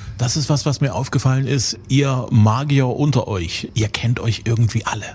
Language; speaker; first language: German; native; German